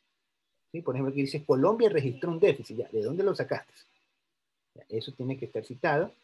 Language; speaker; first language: Spanish; native; Spanish